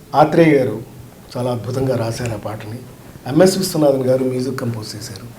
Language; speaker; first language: Telugu; native; Telugu